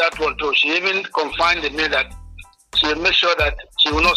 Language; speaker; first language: English; non-native, local second language; Bini